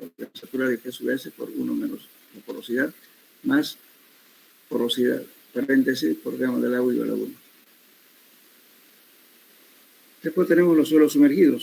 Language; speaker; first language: Spanish; native; Spanish